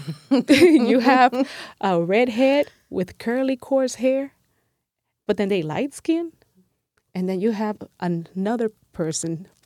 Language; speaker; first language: English; non-native, fluent; Spanish